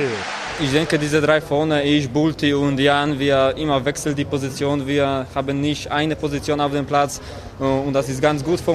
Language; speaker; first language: German; non-native, learner; Polish